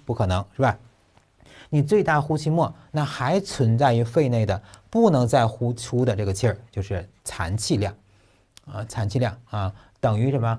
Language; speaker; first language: Chinese; native; Chinese